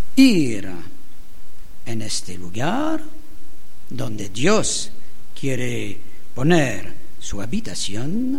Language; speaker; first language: Spanish; non-native, fluent; French